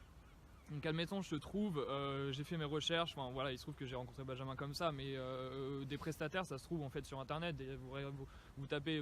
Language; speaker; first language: French; native; French